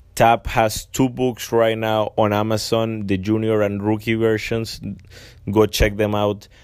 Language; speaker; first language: English; non-native, fluent; Spanish